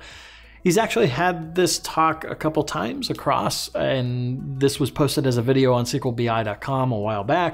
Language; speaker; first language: English; native; English